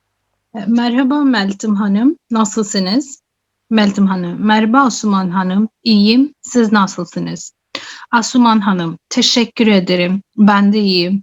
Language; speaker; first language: Turkish; non-native, learner; Urdu